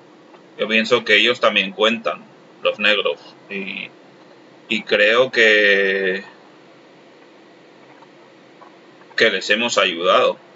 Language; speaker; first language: Spanish; non-native, local second language; Catalan